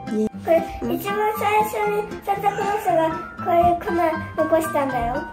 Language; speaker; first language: Japanese; early bilingual, heritage; Japanese